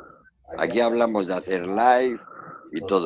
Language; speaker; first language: Spanish; native; Spanish